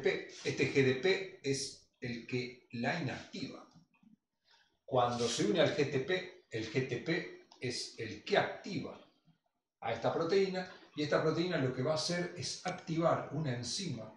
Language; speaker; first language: Spanish; native; Spanish